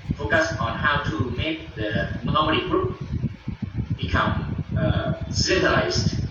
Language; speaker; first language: English; non-native, learner; Thai